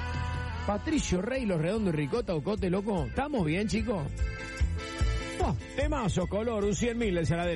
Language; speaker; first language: Spanish; native; Spanish